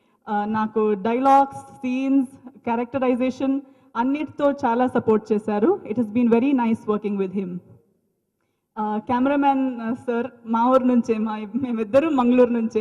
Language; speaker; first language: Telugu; non-native, learner; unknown